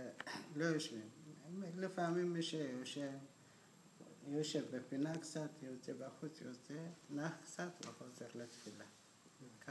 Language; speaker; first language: Hebrew; non-native, fluent; Amharic